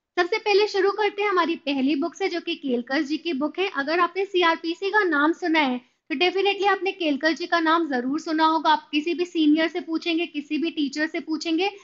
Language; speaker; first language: Hindi; native; Hindi